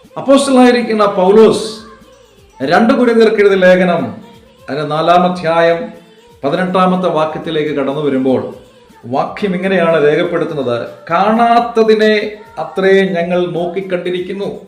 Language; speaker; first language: Malayalam; native; Malayalam